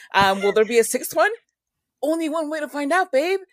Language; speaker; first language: English; native; English